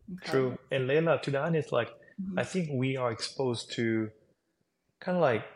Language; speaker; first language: English; non-native, fluent; Korean